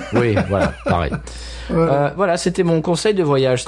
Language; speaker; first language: French; native; French